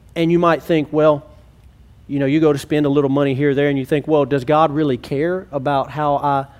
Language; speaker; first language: English; native; English